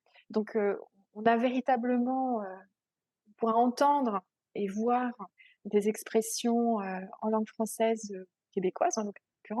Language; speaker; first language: French; native; French